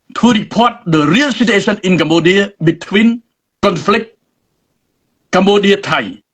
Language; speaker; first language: English; non-native, learner; Khmer